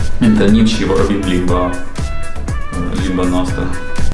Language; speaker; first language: Romanian; non-native, learner; Ukrainian